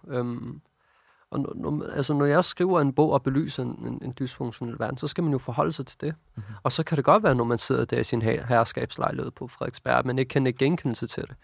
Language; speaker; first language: Danish; early bilingual, other home language; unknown